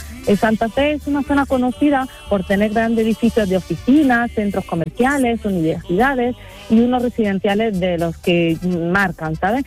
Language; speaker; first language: Spanish; native; Spanish